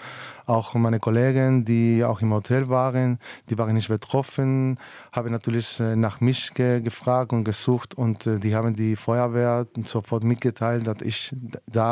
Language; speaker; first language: German; non-native, fluent; Spanish